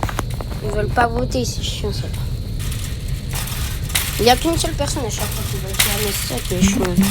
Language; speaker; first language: French; native; French